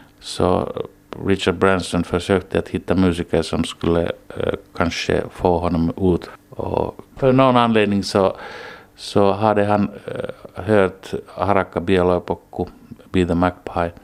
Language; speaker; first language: Swedish; non-native, local second language; Finnish